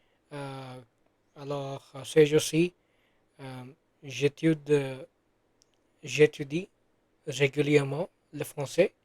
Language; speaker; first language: French; non-native, learner; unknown